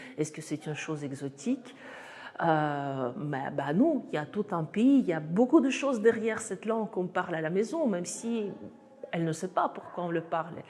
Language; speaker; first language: French; non-native, fluent; Russian